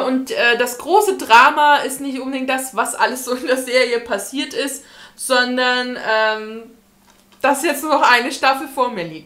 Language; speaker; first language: German; native; German